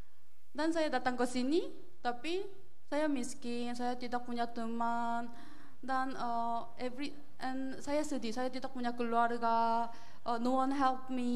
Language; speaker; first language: Indonesian; non-native, learner; Korean